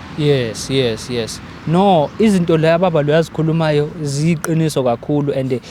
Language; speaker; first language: Zulu; non-native, local second language; Southern Sotho